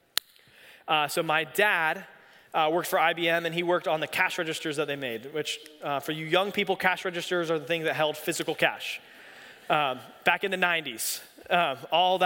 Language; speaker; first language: English; native; English